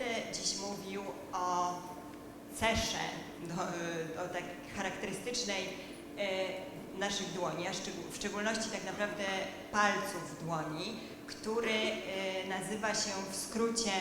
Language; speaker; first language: Polish; native; Polish